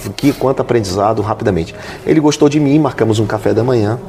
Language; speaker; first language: Portuguese; native; Portuguese